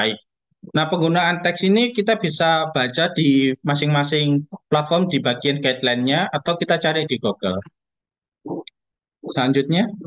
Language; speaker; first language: Indonesian; native; Indonesian